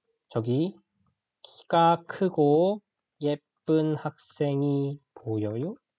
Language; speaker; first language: Korean; native; Korean